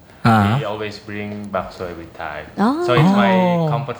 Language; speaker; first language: English; non-native, learner; Indonesian